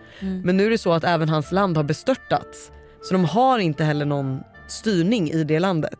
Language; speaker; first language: Swedish; native; Swedish